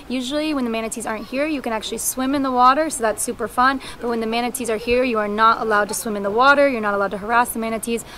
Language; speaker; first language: English; native; English